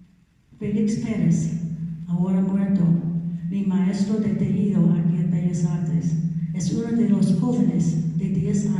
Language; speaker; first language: Spanish; non-native, learner; English